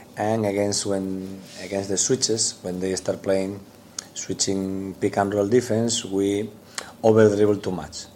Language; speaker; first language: English; non-native, fluent; Spanish